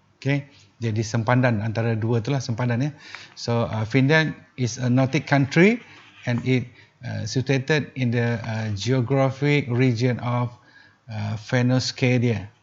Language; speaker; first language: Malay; native; Malay